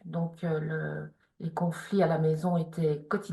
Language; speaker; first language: French; native; French